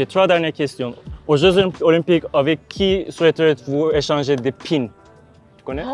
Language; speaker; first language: French; non-native, learner; Turkish